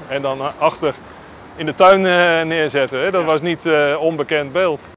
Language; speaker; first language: Dutch; native; Dutch